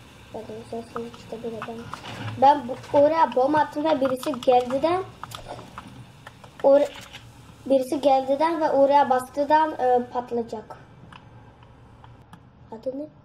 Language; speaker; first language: Turkish; early bilingual, heritage; Turkish